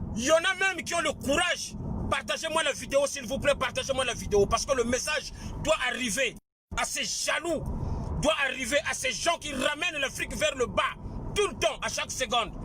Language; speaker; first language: French; non-native, local second language; Lingala